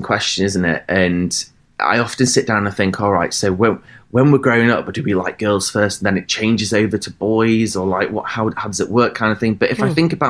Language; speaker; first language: English; native; English